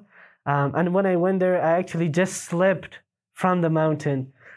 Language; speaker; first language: English; non-native, fluent; Pashto